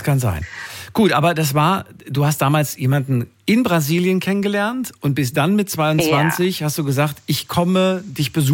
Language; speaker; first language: German; native; German